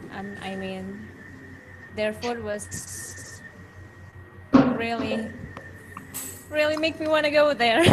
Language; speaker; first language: English; non-native, learner; Indonesian